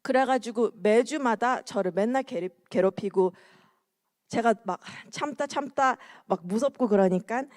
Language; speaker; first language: Korean; early bilingual, heritage; Korean